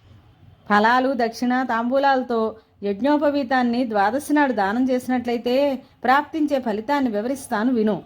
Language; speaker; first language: Telugu; native; Telugu